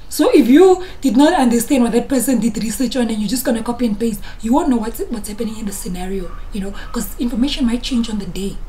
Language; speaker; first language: English; non-native, local second language; Afrikaans